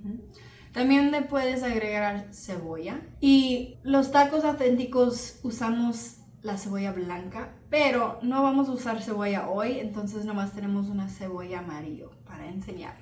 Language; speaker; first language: Spanish; early bilingual, heritage; Spanish